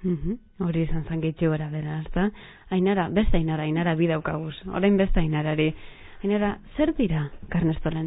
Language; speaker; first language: Basque; native; Basque